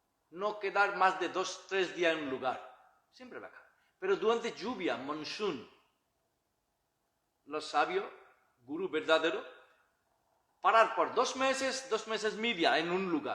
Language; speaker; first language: Spanish; non-native, learner; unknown